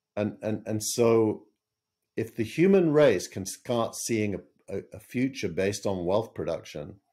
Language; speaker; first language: English; native; English